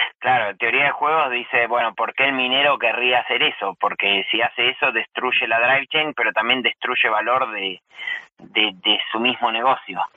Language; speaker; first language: Spanish; native; Spanish